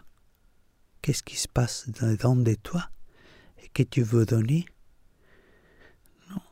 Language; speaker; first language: French; non-native, fluent; Spanish